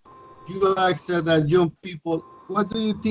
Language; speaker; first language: English; non-native, learner; Spanish